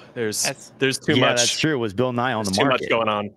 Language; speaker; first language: English; native; English